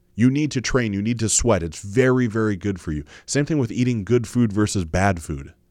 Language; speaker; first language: English; native; English